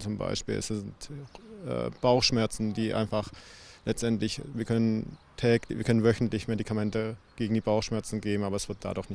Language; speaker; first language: German; native; German